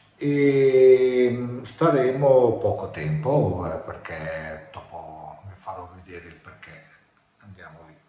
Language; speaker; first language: Italian; native; Italian